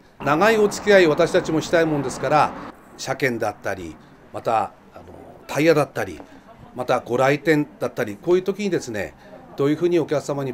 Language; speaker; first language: Japanese; native; Japanese